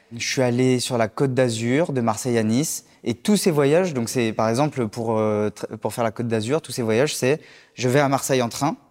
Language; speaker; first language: French; native; French